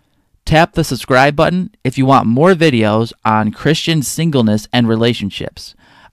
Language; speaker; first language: English; native; English